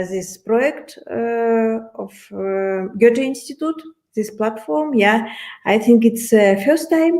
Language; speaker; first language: English; non-native, learner; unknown